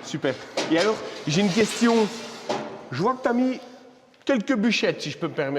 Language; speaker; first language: French; native; French